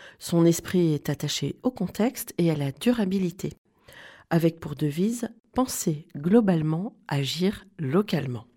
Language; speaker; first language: French; native; French